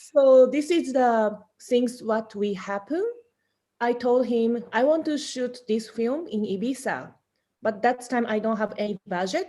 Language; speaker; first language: English; non-native, learner; Japanese